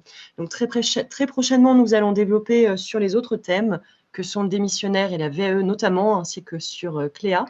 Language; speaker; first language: French; native; French